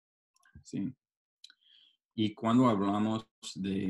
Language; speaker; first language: Spanish; non-native, learner; English